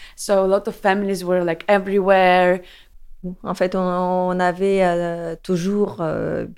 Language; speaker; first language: English; non-native, fluent; Ukrainian